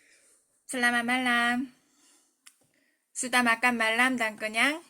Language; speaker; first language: Indonesian; non-native, fluent; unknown